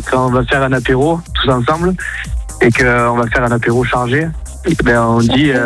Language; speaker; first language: French; native; French